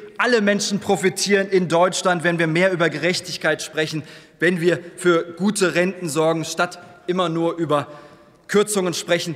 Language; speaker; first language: German; early bilingual, other home language; Turkish